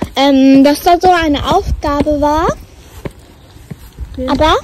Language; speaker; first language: German; early bilingual, other home language; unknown